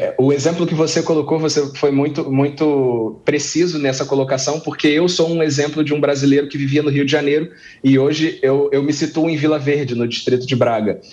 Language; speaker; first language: Portuguese; native; Portuguese